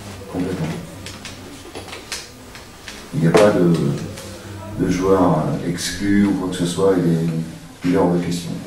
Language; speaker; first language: French; native; French